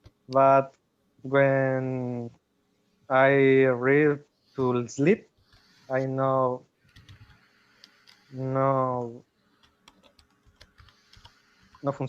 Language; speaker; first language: English; non-native, learner; Spanish